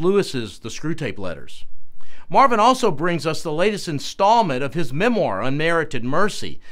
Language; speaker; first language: English; native; English